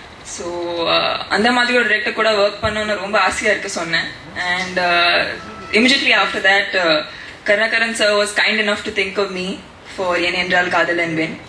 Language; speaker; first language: Tamil; non-native, fluent; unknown